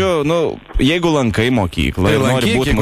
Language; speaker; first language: Lithuanian; native; Lithuanian